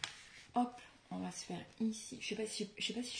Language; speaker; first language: French; native; French